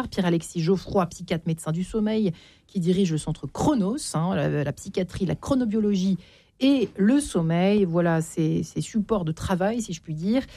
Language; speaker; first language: French; native; French